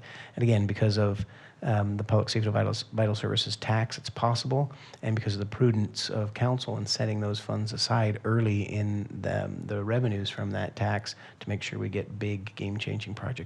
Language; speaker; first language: English; native; English